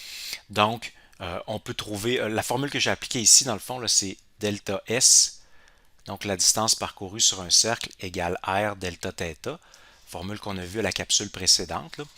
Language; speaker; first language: French; native; French